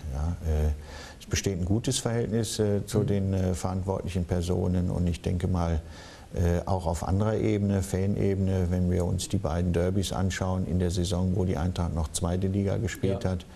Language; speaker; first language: German; native; German